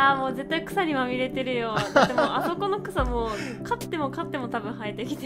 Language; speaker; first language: Japanese; native; Japanese